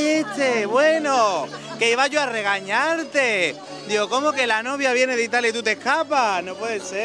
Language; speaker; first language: Spanish; native; Spanish